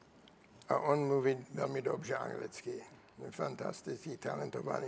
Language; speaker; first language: Czech; non-native, learner; English